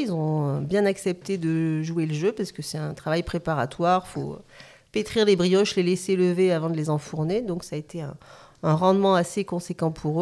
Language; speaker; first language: French; native; French